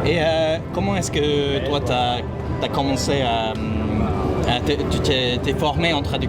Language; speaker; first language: French; non-native, fluent; English